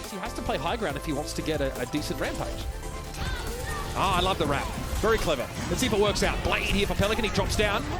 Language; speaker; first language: English; native; English